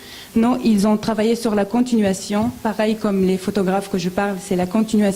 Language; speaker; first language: French; non-native, fluent; Arabic